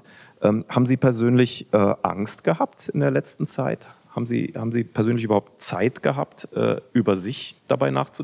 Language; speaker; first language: German; native; German